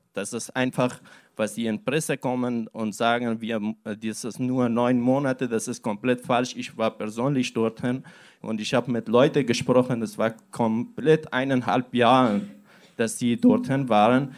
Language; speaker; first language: German; non-native, learner; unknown